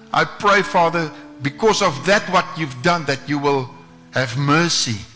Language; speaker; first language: English; non-native, local second language; Afrikaans